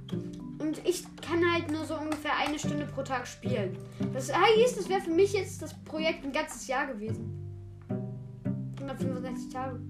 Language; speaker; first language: German; native; German